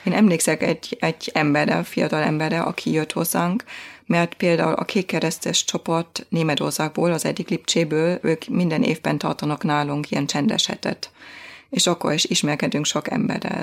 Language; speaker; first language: Hungarian; non-native, fluent; German